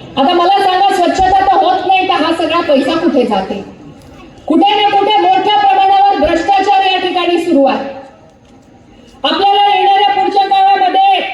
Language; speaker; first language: Marathi; native; Marathi